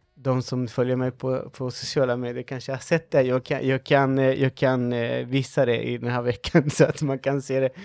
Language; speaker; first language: Swedish; non-native, fluent; Spanish